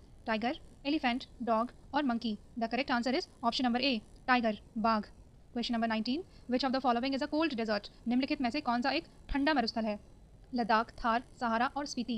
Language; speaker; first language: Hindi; native; Hindi